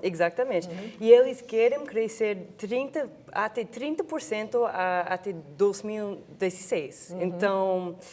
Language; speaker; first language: Portuguese; non-native, fluent; English